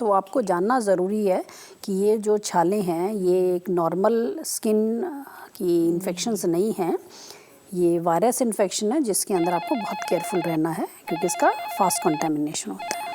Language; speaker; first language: Hindi; native; Hindi